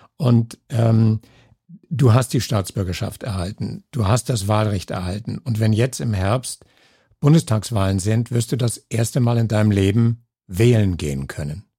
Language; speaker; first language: German; native; German